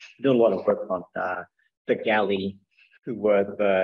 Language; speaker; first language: English; native; English